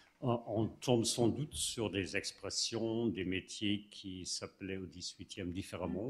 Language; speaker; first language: French; non-native, fluent; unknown